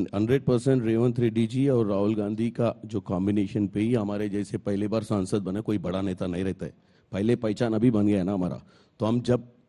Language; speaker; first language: Hindi; non-native, local second language; Telugu